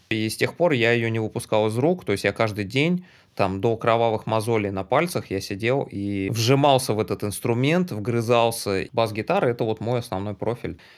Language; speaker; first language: Russian; native; Russian